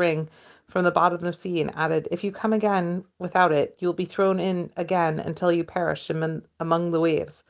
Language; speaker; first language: English; native; English